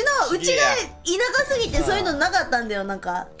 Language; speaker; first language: Japanese; native; Japanese